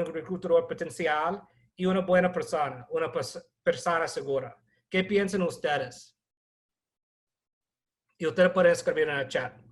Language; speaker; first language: Spanish; non-native, fluent; English